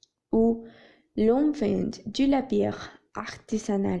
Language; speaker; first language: French; non-native, learner; Spanish